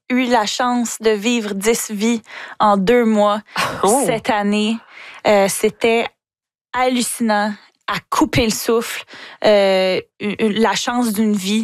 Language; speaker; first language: French; native; French